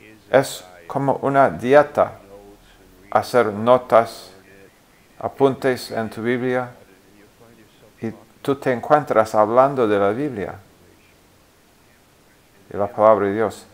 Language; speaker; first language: Spanish; non-native, fluent; English